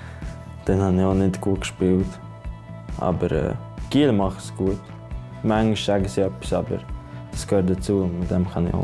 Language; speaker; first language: German; non-native, fluent; Latvian